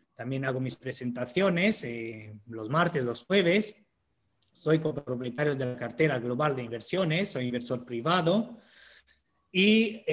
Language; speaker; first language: Spanish; non-native, fluent; Romanian